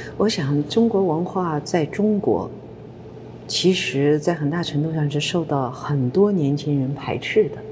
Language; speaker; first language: Chinese; native; Chinese